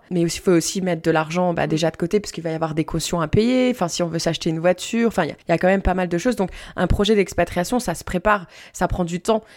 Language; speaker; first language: French; native; French